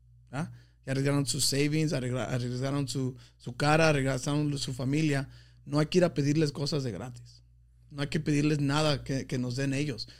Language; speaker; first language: Spanish; early bilingual, heritage; Spanish